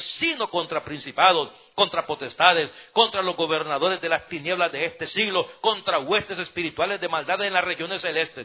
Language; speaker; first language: Spanish; native; Spanish